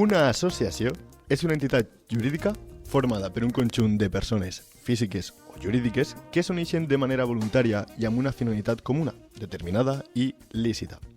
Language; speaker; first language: Catalan; native; Catalan